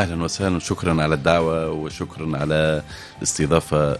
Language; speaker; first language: Arabic; native; Arabic